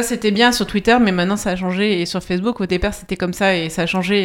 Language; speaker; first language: French; native; French